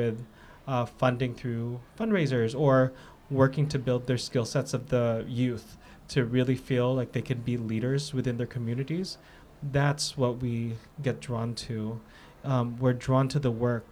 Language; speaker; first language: English; native; English